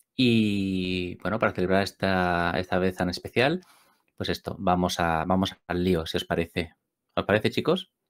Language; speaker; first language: Spanish; native; Spanish